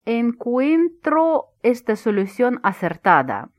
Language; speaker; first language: Spanish; non-native, fluent; Russian